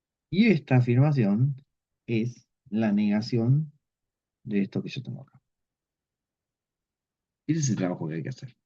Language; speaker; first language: Spanish; native; Spanish